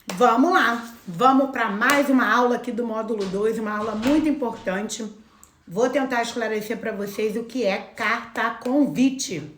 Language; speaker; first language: Portuguese; native; Portuguese